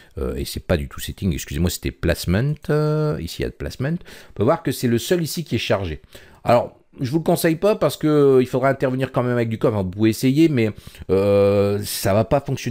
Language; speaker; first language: French; native; French